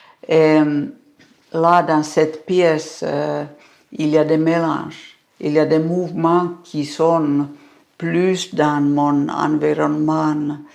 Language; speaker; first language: French; non-native, fluent; Finnish